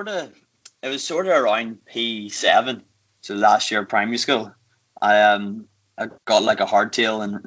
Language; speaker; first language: English; native; English